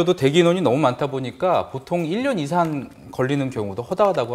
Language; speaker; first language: Korean; native; Korean